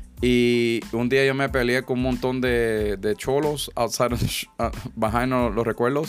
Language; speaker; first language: Spanish; early bilingual, other home language; English